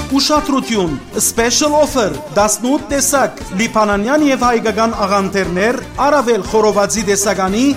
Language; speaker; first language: Armenian; early bilingual, heritage; Armenian